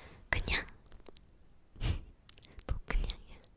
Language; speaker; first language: Korean; non-native, learner; English